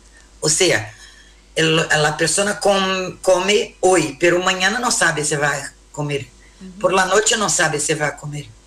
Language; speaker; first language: Spanish; non-native, learner; Portuguese